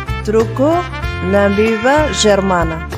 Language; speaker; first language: Catalan; non-native, learner; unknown